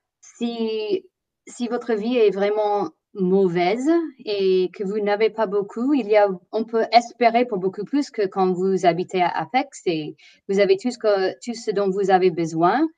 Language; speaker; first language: French; non-native, fluent; English